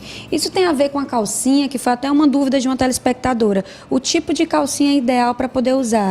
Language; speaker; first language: Portuguese; native; Portuguese